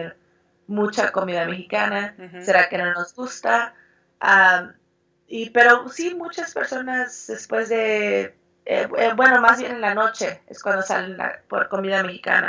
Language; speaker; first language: Spanish; early bilingual, heritage; Spanish